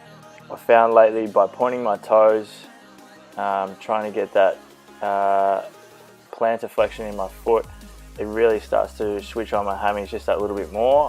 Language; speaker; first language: English; native; English